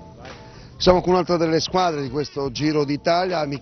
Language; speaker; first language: Italian; native; Italian